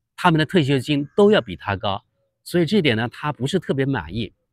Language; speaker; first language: Chinese; native; Chinese